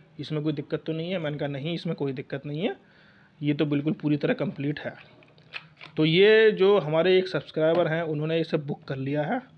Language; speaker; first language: Hindi; native; Hindi